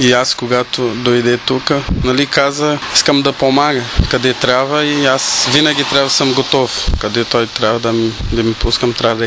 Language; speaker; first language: Bulgarian; non-native, learner; Portuguese